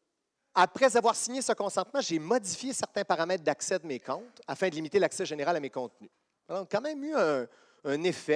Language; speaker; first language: French; native; French